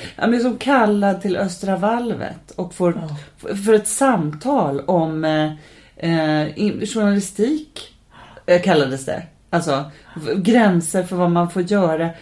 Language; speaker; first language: Swedish; native; Swedish